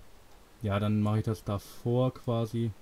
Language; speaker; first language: German; native; German